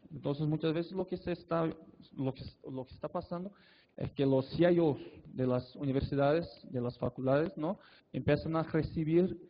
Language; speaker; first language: Spanish; non-native, fluent; Portuguese